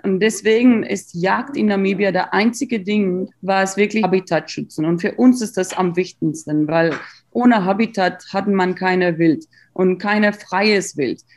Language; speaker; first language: German; non-native, learner; Afrikaans